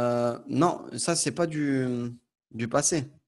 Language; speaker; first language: French; native; French